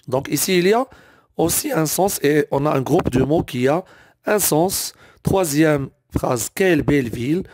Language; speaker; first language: French; non-native, local second language; Arabic